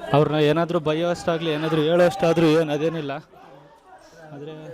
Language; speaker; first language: Kannada; native; Kannada